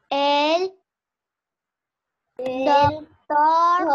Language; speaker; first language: Spanish; native; Spanish